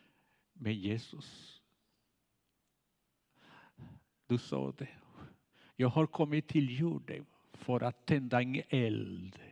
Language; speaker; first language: Swedish; non-native, fluent; Spanish